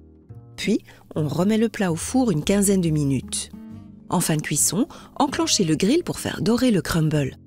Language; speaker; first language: French; native; French